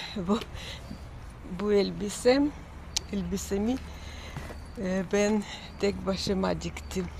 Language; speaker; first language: Turkish; non-native, learner; Russian